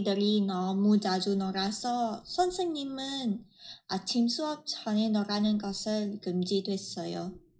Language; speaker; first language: Korean; non-native, learner; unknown